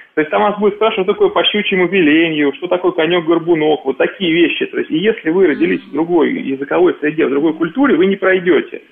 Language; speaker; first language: Russian; native; Russian